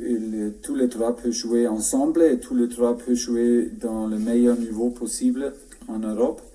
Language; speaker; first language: French; non-native, fluent; German